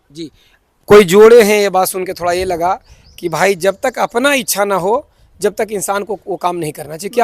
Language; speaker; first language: Hindi; native; Hindi